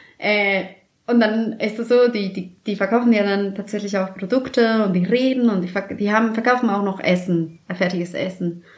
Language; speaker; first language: German; non-native, fluent; Spanish